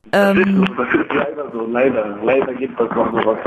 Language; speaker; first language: German; early bilingual, other home language; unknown